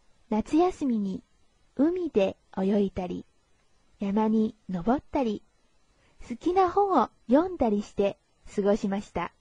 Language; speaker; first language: Japanese; non-native, fluent; Chinese